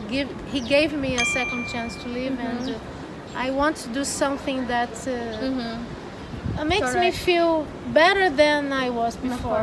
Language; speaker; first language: English; non-native, learner; Portuguese